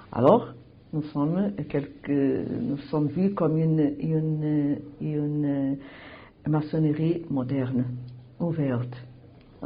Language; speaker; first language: French; non-native, learner; Portuguese